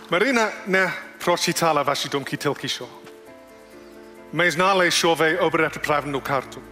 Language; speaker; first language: Ukrainian; non-native, learner; English